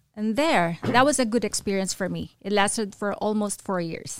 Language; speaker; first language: English; non-native, local second language; Filipino